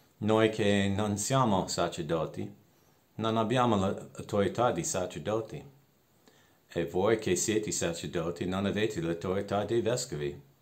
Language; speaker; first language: Italian; non-native, fluent; English